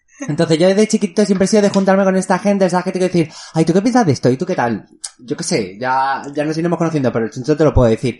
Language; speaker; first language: Spanish; native; Spanish